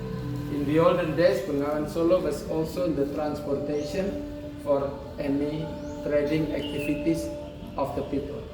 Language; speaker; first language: English; non-native, learner; Indonesian